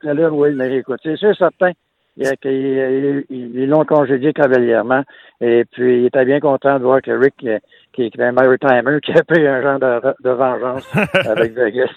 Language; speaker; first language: French; native; French